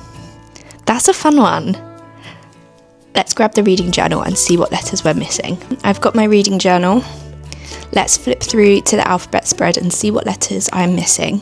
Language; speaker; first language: English; native; English